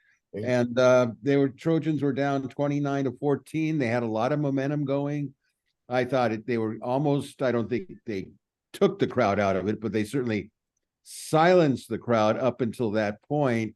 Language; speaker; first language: English; native; English